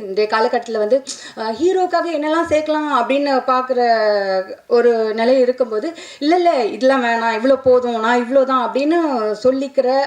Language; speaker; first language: Tamil; native; Tamil